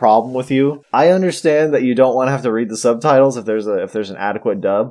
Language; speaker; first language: English; native; English